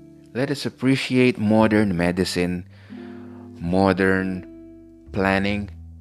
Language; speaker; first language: English; non-native, local second language; Filipino